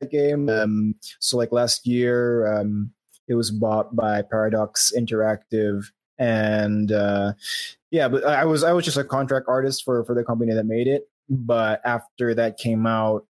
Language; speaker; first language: English; non-native, local second language; Filipino